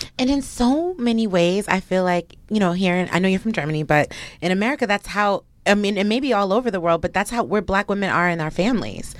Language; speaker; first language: English; native; English